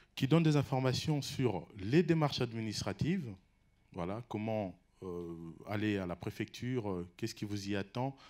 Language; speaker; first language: French; non-native, local second language; Lingala